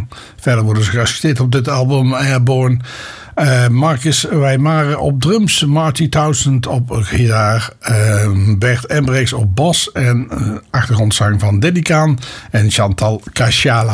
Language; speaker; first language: Dutch; native; Dutch